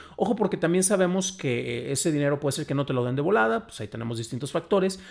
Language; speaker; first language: Spanish; native; Spanish